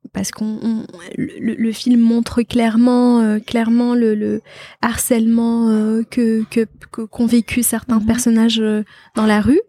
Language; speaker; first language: French; non-native, local second language; Arabic